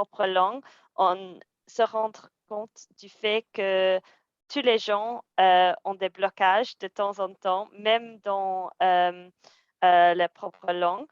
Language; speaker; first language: French; non-native, fluent; English